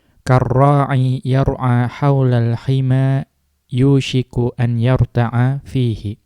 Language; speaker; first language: Arabic; non-native, fluent; Indonesian